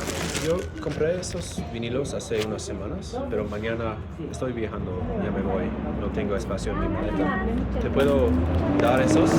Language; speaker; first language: Spanish; non-native, learner; English